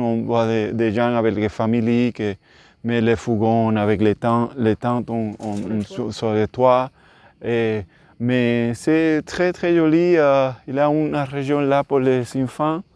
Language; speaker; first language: French; non-native, learner; English